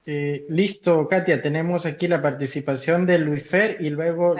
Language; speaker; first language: Spanish; native; Spanish